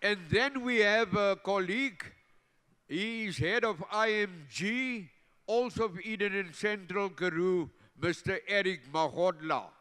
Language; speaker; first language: English; non-native, local second language; Afrikaans